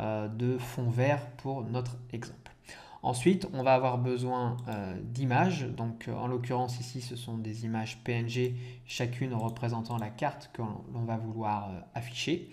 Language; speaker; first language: French; native; French